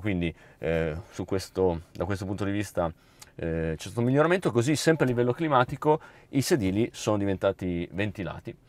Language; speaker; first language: Italian; native; Italian